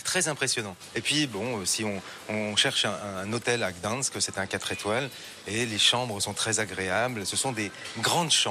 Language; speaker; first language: French; native; French